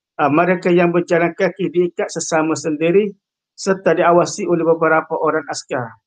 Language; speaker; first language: Malay; native; Malay